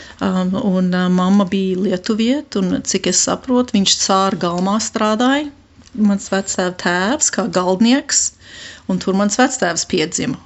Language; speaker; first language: Latvian; early bilingual, heritage; Latvian